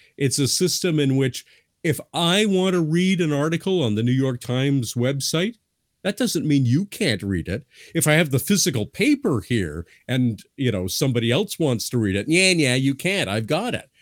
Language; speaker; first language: English; native; English